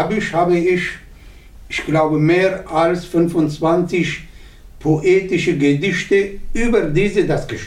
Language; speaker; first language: German; non-native, learner; Arabic